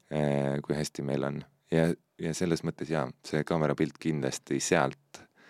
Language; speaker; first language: Estonian; native; Estonian